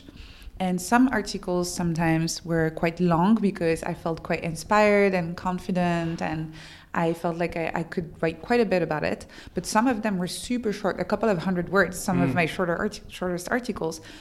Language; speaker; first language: English; non-native, fluent; French